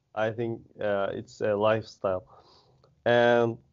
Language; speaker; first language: English; non-native, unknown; Turkish